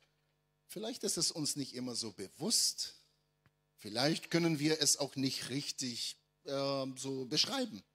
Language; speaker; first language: German; non-native, fluent; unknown